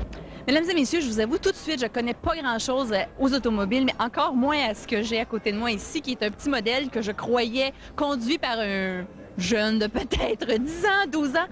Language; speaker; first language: French; native; French